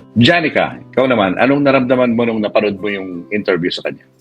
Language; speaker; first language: Filipino; native; Filipino